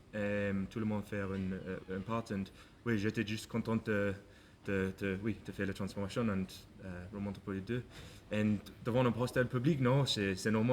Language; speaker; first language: French; non-native, learner; English